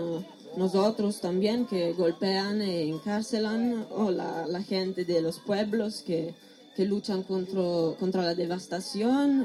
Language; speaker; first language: Spanish; non-native, learner; Italian